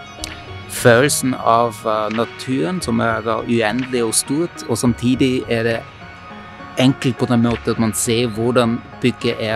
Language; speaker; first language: Norwegian; non-native, fluent; German